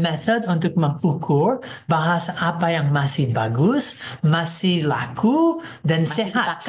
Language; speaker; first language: Indonesian; non-native, fluent; English